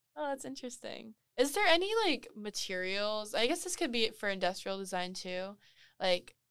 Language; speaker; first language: English; native; English